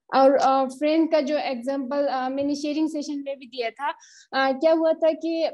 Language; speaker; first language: Hindi; native; Hindi